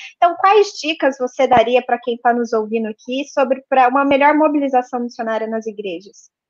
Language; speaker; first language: Portuguese; native; Portuguese